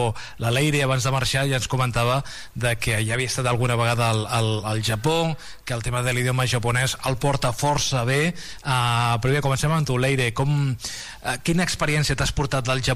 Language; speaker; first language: Catalan; native; Catalan